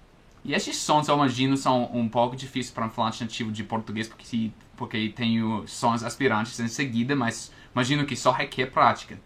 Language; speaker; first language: Portuguese; non-native, fluent; English